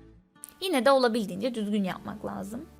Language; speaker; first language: Turkish; native; Turkish